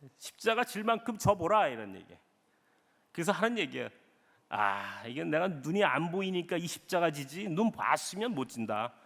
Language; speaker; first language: Korean; native; Korean